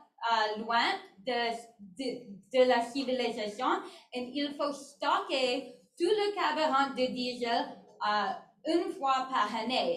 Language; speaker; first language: French; non-native, learner; English